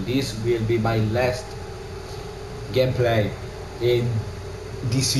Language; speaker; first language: English; non-native, learner; Italian